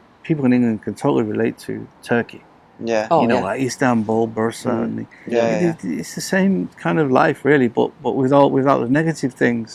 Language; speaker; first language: English; native; English